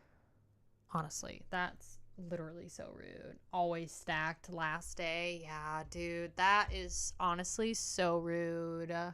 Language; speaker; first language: English; native; English